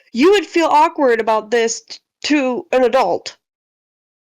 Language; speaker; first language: English; native; English